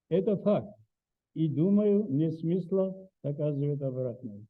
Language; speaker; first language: Russian; native; Russian